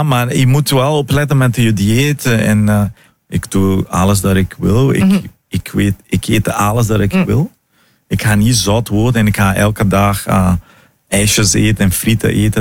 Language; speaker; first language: Dutch; non-native, fluent; Portuguese